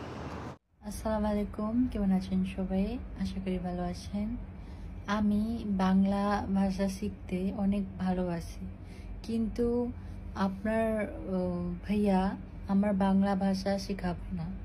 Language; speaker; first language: Bangla; non-native, learner; Hindi